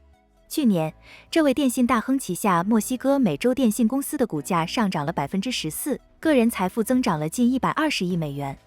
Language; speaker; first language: Chinese; native; Chinese